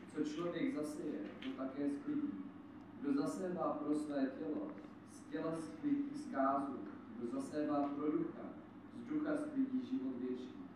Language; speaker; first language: Czech; non-native, learner; English